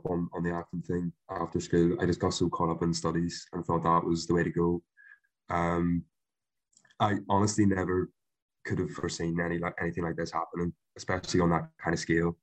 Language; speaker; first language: English; native; English